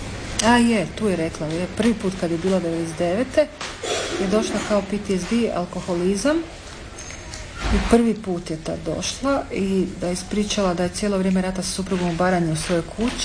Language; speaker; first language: Serbian; native; Serbian